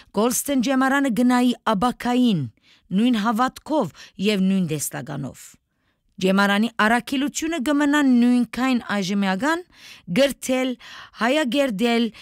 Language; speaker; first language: Armenian; native; Armenian